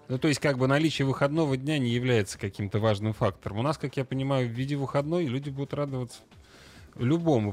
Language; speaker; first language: Russian; native; Russian